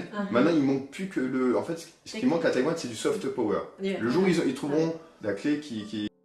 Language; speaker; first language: French; native; French